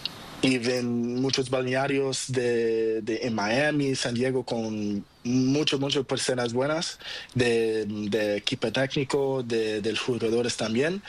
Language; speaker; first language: Spanish; non-native, learner; Portuguese